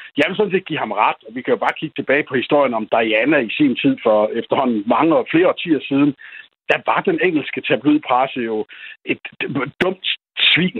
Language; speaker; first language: Danish; native; Danish